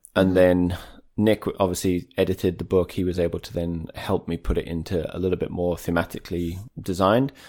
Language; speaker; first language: English; native; English